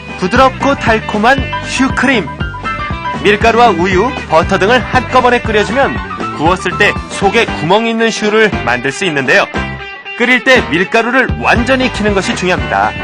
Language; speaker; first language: Korean; native; Korean